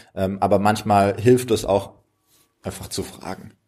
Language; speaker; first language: German; native; German